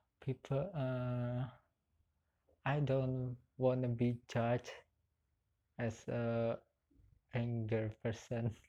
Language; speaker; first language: English; non-native, learner; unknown